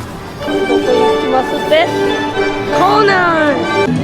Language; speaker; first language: Japanese; non-native, learner; Filipino